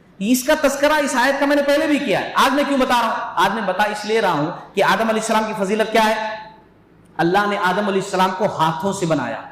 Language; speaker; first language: Urdu; native; Urdu